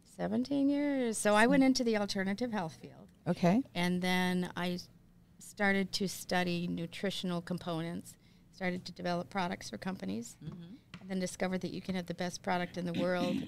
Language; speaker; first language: English; native; English